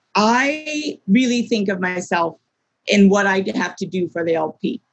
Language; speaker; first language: English; native; English